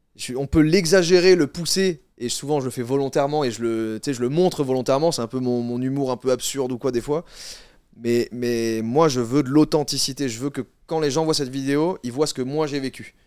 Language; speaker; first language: French; native; French